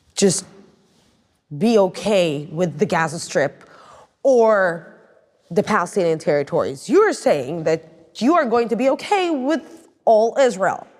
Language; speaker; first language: English; non-native, fluent; Arabic